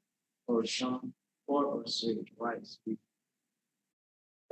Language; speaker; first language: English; non-native, learner; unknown